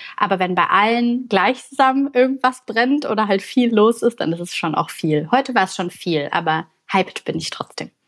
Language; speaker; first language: German; early bilingual, other home language; Bulgarian